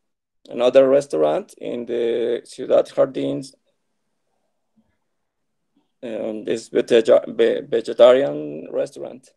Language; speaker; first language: English; non-native, learner; Spanish